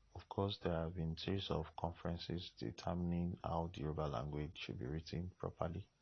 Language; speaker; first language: English; non-native, local second language; Yoruba